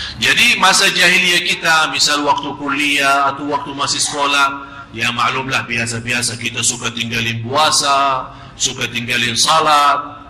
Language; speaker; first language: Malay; non-native, fluent; Arabic